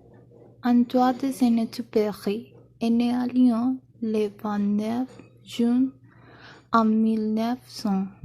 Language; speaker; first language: French; non-native, learner; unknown